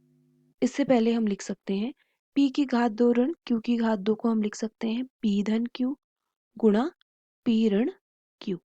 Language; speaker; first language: Hindi; native; Hindi